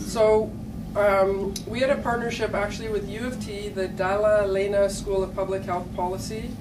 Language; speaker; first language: English; native; English